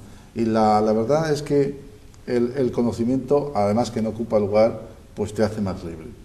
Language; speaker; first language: Spanish; native; Spanish